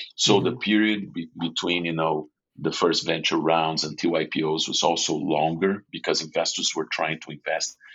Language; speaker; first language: English; non-native, fluent; Portuguese